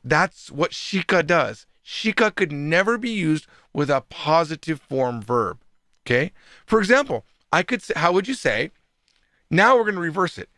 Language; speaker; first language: English; native; English